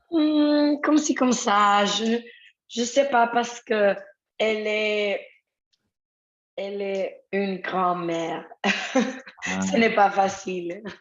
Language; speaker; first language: French; non-native, learner; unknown